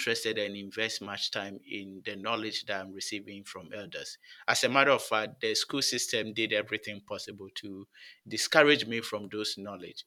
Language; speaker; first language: English; non-native, local second language; Akan